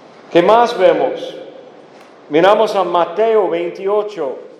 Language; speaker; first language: Spanish; non-native, fluent; English